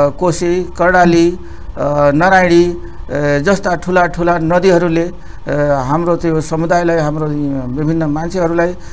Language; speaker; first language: Nepali; non-native, local second language; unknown